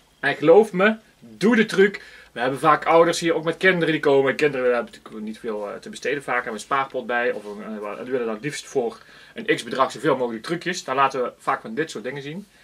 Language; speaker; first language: Dutch; native; Dutch